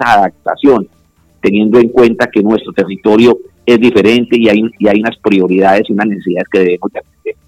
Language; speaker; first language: Spanish; native; Spanish